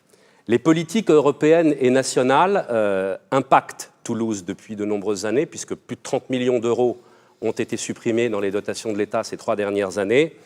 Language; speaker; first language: French; native; French